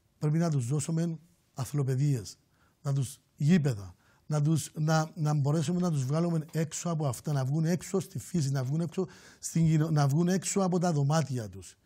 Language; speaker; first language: Greek; native; Greek